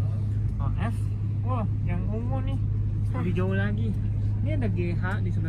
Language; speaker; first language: Indonesian; native; Indonesian